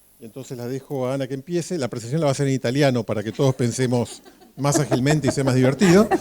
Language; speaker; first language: Spanish; native; Spanish